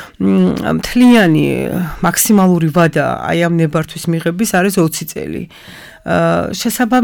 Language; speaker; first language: Georgian; native; Georgian